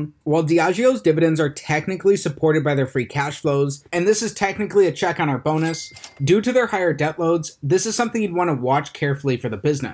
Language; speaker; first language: English; native; English